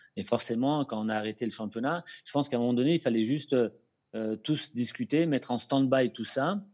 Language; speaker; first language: French; native; French